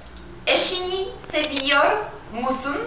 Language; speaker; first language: Turkish; non-native, learner; Polish